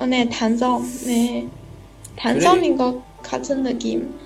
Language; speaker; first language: Korean; non-native, learner; Chinese